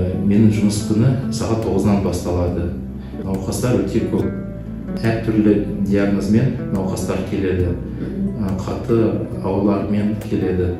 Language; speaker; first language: Kazakh; non-native, learner; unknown